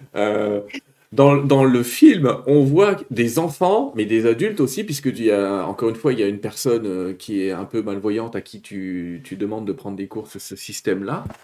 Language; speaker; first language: French; native; French